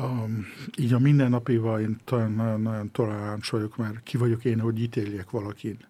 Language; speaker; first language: Hungarian; early bilingual, heritage; Hungarian